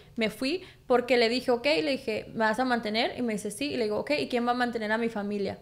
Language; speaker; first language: Spanish; early bilingual, heritage; Spanish